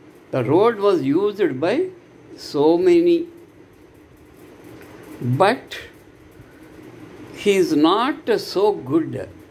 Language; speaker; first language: English; non-native, local second language; Telugu